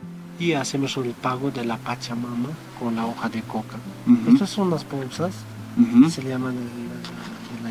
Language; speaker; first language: Spanish; non-native, local second language; Quechua